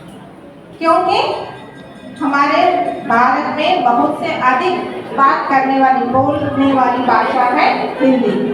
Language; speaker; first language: Hindi; non-native, local second language; Telugu